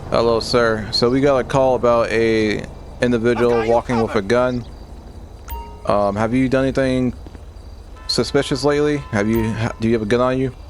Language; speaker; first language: English; native; English